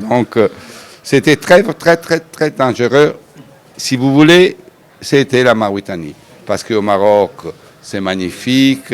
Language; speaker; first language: French; non-native, fluent; Italian